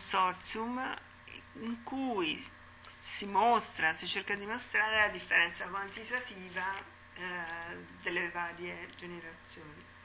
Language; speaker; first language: Italian; native; Italian